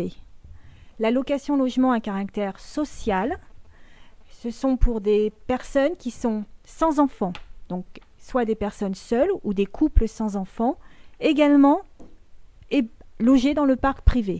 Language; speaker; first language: French; native; French